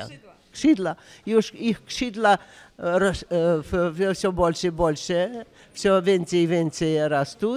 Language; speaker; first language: Polish; non-native, learner; Russian